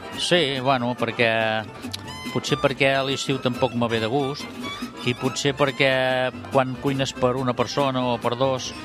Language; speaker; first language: Catalan; native; Catalan